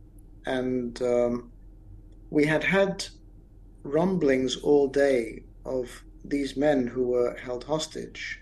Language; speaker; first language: English; native; English